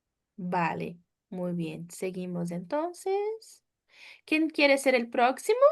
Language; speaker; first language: Spanish; non-native, fluent; Portuguese